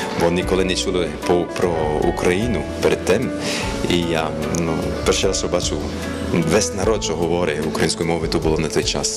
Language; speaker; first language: Ukrainian; early bilingual, heritage; Ukrainian